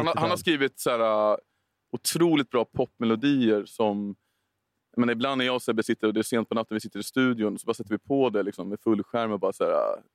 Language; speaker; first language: Swedish; native; Swedish